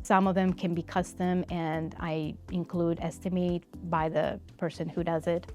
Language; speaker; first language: English; non-native, fluent; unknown